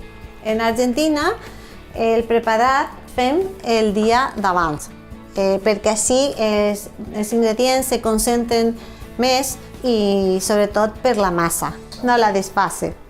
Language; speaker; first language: Catalan; non-native, fluent; Spanish